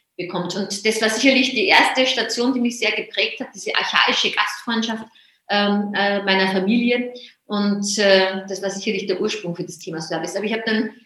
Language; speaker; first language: German; native; German